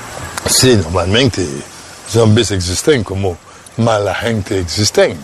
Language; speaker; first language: Spanish; non-native, fluent; Haitian Creole